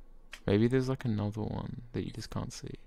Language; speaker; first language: English; native; English